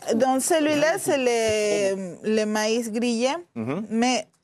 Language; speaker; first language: French; non-native, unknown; Spanish